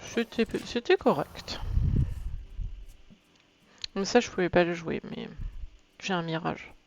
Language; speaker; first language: French; native; French